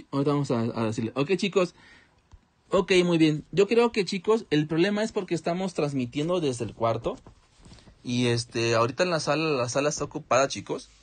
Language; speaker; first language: Spanish; native; Spanish